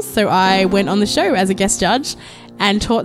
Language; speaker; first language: English; native; English